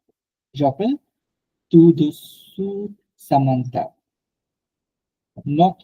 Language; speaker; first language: French; non-native, fluent; Bangla